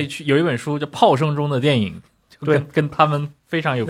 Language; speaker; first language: Chinese; native; Chinese